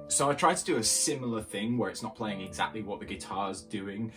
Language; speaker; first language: English; native; English